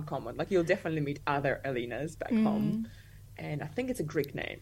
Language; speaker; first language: English; non-native, fluent; Russian